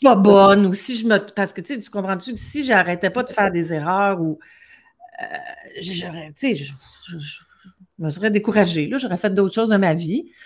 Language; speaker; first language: French; native; French